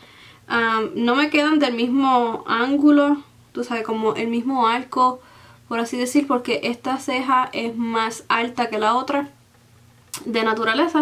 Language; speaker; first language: Spanish; early bilingual, heritage; Spanish